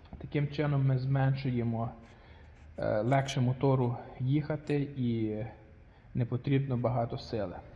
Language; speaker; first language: Ukrainian; native; Ukrainian